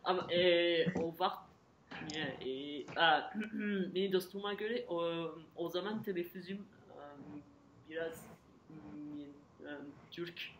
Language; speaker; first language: Azerbaijani; non-native, learner; French